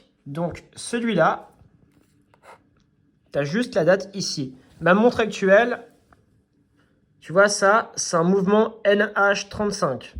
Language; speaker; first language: French; native; French